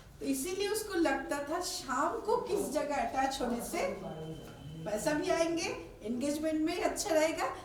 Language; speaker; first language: Hindi; non-native, local second language; Bangla